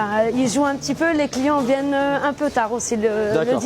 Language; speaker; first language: French; native; French